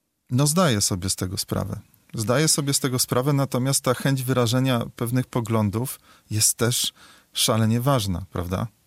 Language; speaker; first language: Polish; native; Polish